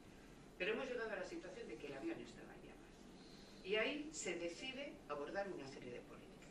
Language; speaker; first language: Spanish; native; Spanish